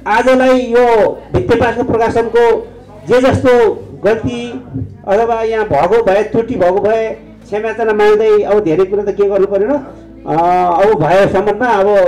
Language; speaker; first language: Nepali; non-native, local second language; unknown